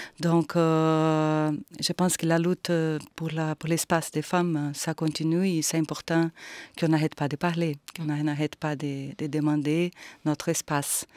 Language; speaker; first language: French; non-native, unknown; Portuguese